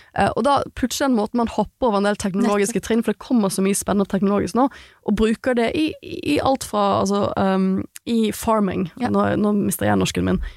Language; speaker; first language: Norwegian; native; Norwegian